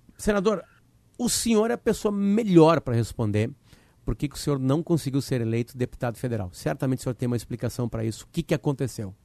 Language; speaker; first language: Portuguese; native; Portuguese